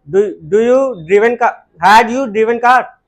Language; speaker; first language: English; non-native, learner; Hindi